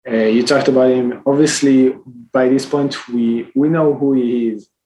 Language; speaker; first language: English; non-native, fluent; Hebrew